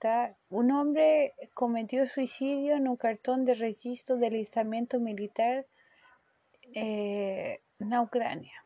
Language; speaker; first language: Portuguese; non-native, fluent; Spanish